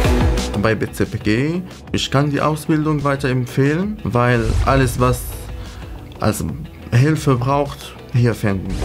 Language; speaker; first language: German; non-native, learner; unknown